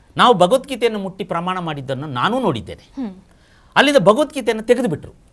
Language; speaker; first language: Kannada; non-native, local second language; Kodava